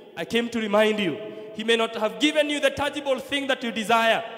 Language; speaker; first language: English; non-native, local second language; Swahili